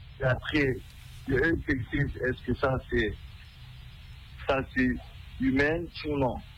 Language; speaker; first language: French; non-native, fluent; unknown